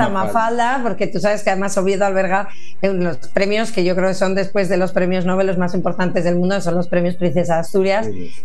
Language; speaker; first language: Spanish; native; Spanish